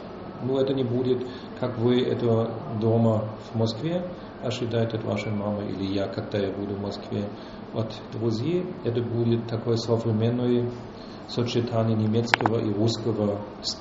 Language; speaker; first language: Russian; non-native, fluent; German